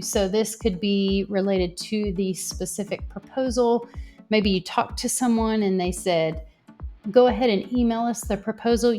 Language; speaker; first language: English; native; English